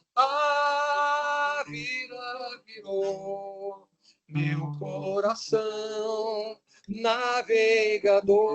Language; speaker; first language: Portuguese; native; Portuguese